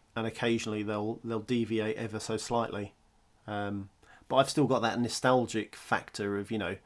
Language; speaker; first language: English; native; English